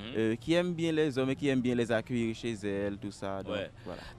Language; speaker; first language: French; native; French